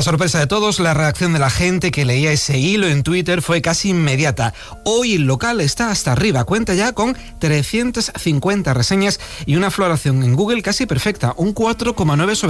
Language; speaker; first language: Spanish; native; Spanish